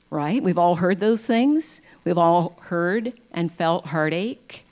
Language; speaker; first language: English; native; English